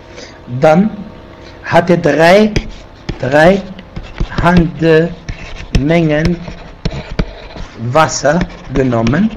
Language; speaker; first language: German; non-native, fluent; Arabic